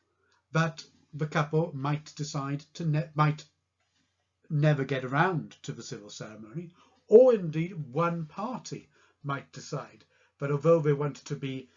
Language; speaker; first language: English; native; English